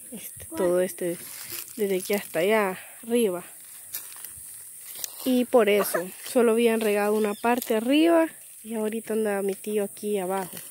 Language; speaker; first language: Spanish; native; Spanish